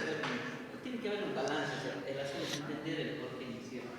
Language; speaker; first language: Spanish; native; Spanish